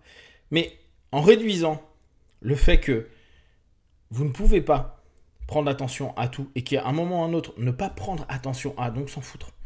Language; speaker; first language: French; native; French